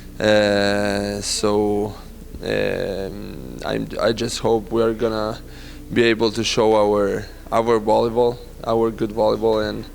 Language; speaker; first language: English; non-native, fluent; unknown